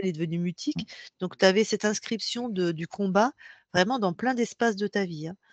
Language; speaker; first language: French; native; French